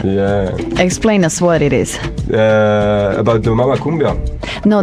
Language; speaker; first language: English; non-native, learner; French